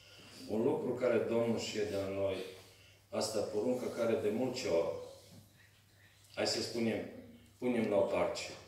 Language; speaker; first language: Romanian; non-native, learner; Serbian